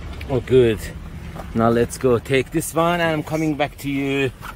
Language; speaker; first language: English; non-native, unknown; Persian